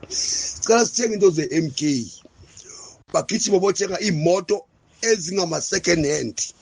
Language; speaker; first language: Zulu; native; Zulu